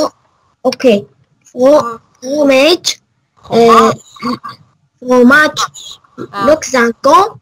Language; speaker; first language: English; non-native, learner; Arabic